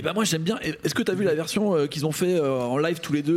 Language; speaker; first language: French; native; French